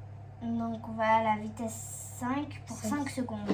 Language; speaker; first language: French; native; French